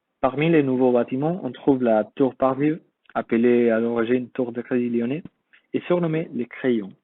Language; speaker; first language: French; non-native, learner; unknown